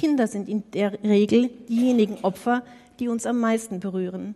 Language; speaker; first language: German; native; German